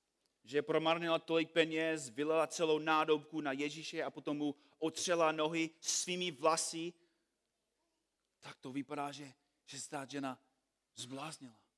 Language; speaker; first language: Czech; non-native, fluent; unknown